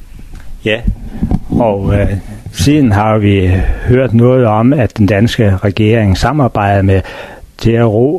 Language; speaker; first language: Danish; native; Danish